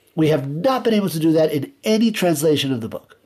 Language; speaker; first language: English; early bilingual, other home language; Spanish